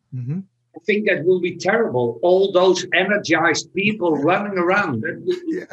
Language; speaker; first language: English; non-native, fluent; Dutch